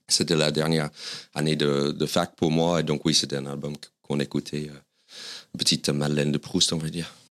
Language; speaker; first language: French; non-native, fluent; English